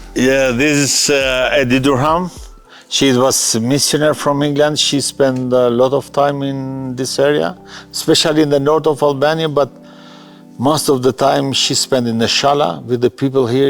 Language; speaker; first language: English; non-native, learner; Albanian